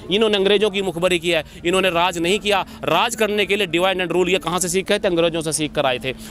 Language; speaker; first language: Hindi; native; Hindi